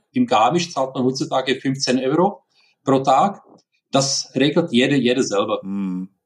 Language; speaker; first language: German; non-native, fluent; Czech